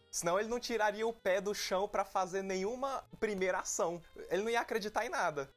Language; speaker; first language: Portuguese; native; Portuguese